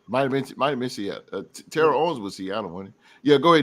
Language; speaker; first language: English; native; English